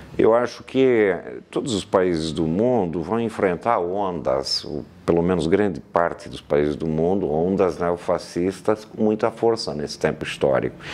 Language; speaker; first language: Portuguese; native; Portuguese